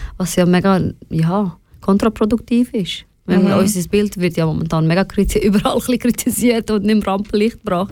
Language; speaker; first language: German; early bilingual, other home language; Persian